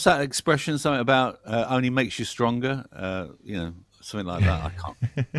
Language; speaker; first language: English; native; English